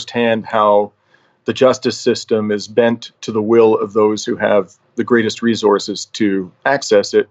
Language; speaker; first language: English; native; English